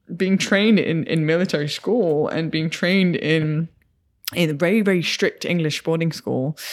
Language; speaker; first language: English; native; English